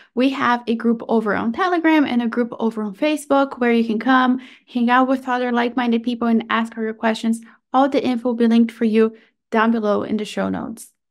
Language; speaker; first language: English; non-native, fluent; Portuguese